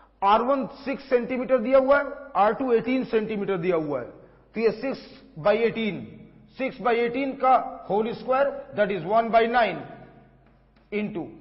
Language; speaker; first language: Hindi; native; Hindi